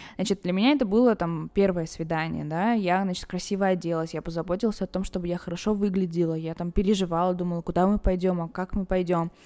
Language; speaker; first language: Russian; early bilingual, other home language; Armenian